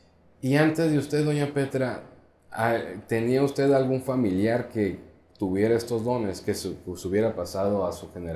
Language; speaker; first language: Spanish; native; Spanish